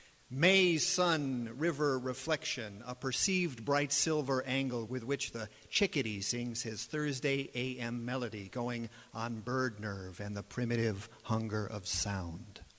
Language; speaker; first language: English; native; English